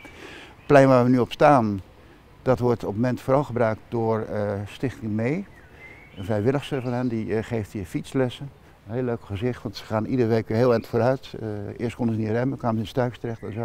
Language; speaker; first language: Dutch; native; Dutch